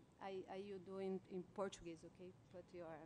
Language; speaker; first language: English; non-native, learner; Portuguese